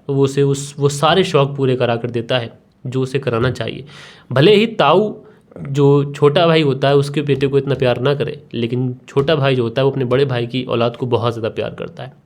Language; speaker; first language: Hindi; native; Hindi